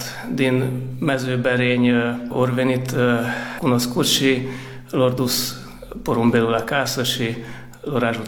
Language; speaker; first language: Romanian; early bilingual, heritage; Romanian